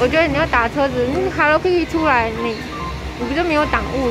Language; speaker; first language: Chinese; native; Chinese